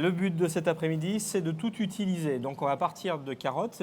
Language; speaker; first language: French; native; French